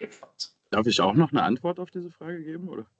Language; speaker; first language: German; native; German